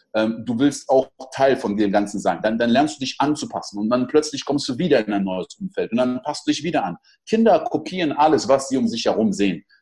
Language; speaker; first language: German; early bilingual, other home language; French